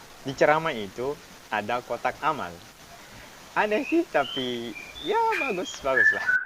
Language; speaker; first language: Indonesian; non-native, fluent; Arabic